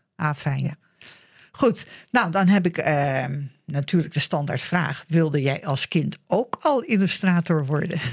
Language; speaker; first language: Dutch; native; Dutch